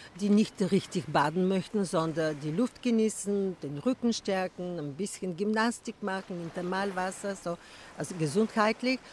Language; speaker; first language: German; non-native, fluent; Bulgarian